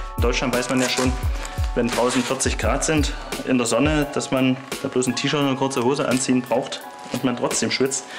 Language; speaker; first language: German; native; German